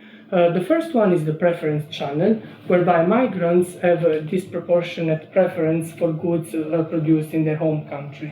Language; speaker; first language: English; non-native, fluent; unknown